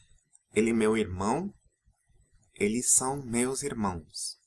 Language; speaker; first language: Portuguese; non-native, fluent; English